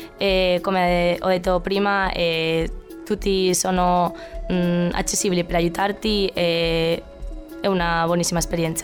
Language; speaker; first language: Italian; non-native, learner; Spanish